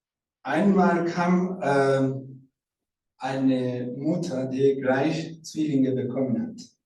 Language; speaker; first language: German; non-native, learner; Rundi